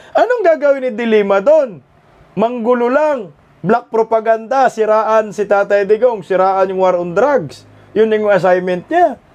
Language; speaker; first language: Filipino; non-native, local second language; Cebuano